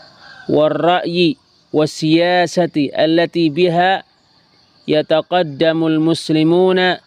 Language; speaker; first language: Arabic; non-native, fluent; Indonesian